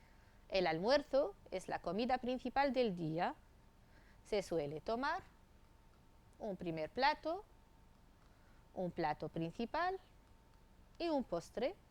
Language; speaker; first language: Spanish; non-native, fluent; Arabic